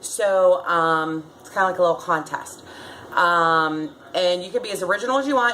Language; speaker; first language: English; native; English